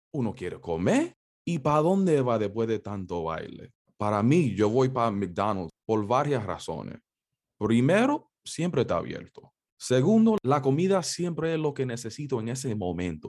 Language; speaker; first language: Spanish; early bilingual, heritage; Spanish